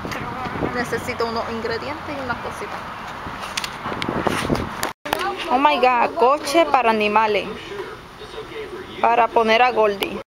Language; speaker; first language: Spanish; native; Spanish